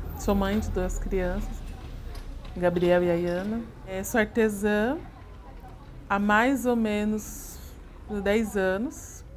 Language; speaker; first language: Portuguese; native; Portuguese